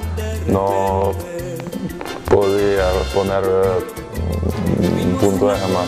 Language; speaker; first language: Spanish; non-native, fluent; Hungarian